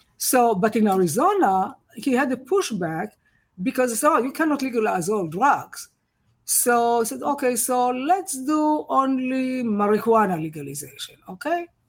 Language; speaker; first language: English; non-native, fluent; Hebrew